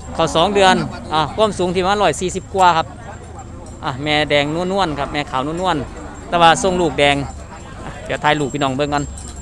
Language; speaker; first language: Thai; non-native, local second language; Northeastern Thai